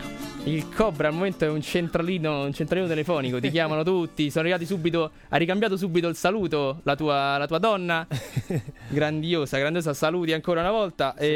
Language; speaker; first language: Italian; native; Italian